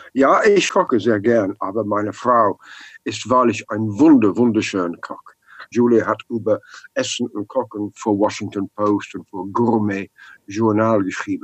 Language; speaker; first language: German; non-native, learner; English